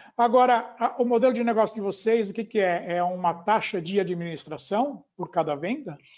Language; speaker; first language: Portuguese; native; Portuguese